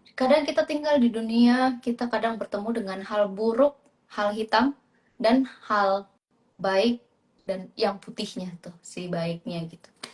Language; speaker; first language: Indonesian; native; Indonesian